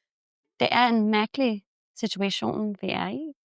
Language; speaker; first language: Danish; non-native, fluent; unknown